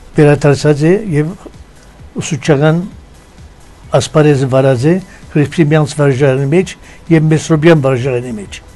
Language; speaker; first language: Armenian; early bilingual, heritage; Armenian